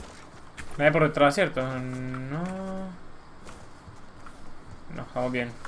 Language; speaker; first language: Spanish; native; Spanish